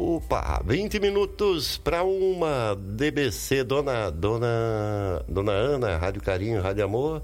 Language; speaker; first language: Portuguese; native; Portuguese